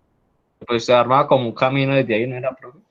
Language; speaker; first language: Spanish; native; Spanish